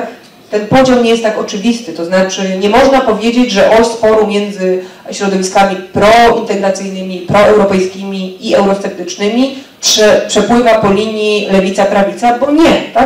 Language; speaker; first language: Polish; native; Polish